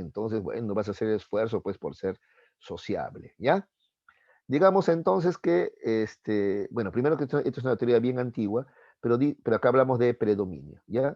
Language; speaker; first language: Spanish; native; Spanish